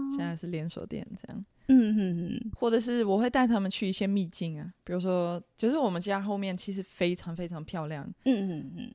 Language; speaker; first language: Chinese; non-native, fluent; Dutch